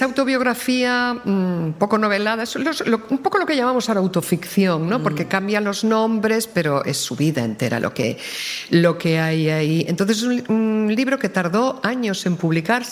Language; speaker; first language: Spanish; native; Spanish